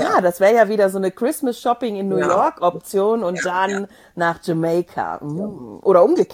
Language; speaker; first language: German; native; German